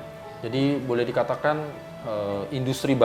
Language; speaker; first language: Indonesian; native; Indonesian